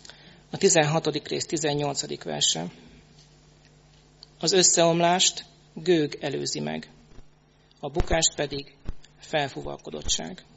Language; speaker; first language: Hungarian; native; Hungarian